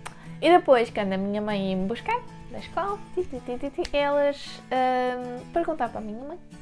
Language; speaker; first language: Portuguese; early bilingual, heritage; French